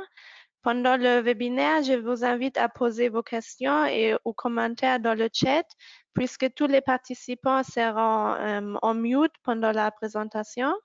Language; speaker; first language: French; non-native, fluent; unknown